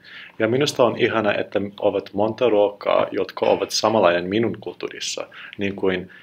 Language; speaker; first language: Finnish; non-native, learner; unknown